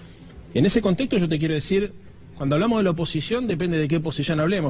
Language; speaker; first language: Spanish; native; Spanish